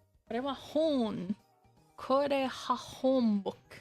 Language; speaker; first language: Japanese; non-native, learner; English